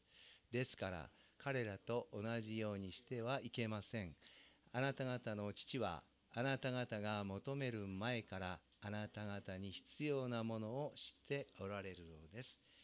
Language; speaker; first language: Japanese; native; Japanese